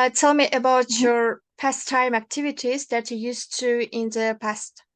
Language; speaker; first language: English; non-native, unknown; Kazakh